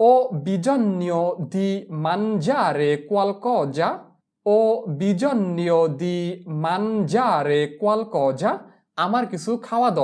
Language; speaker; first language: Italian; non-native, fluent; Bangla